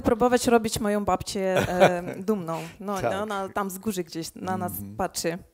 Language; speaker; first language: Polish; early bilingual, heritage; Polish